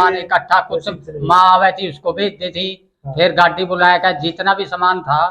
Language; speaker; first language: Hindi; non-native, local second language; Haryanvi